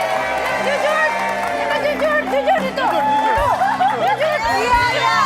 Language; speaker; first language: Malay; non-native, learner; Russian